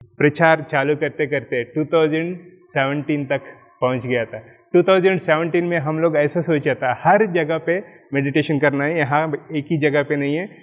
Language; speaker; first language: Hindi; non-native, local second language; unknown